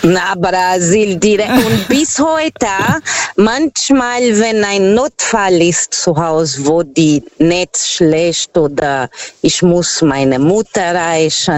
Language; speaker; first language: German; non-native, fluent; Portuguese